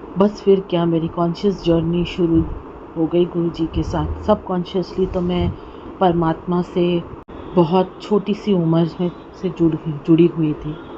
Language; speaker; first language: Hindi; non-native, local second language; Punjabi